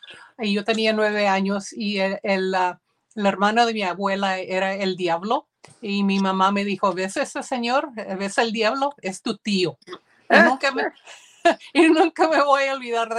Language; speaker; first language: Spanish; early bilingual, heritage; Spanish